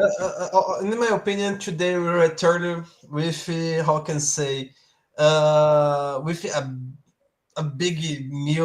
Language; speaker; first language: English; non-native, learner; Portuguese